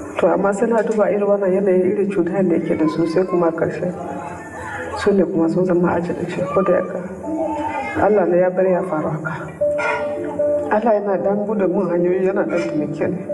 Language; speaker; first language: Hausa; non-native, local second language; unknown